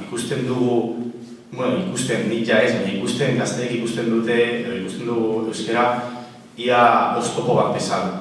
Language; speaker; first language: Basque; non-native, local second language; Spanish